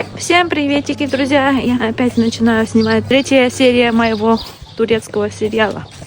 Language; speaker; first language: Russian; non-native, local second language; Bashkir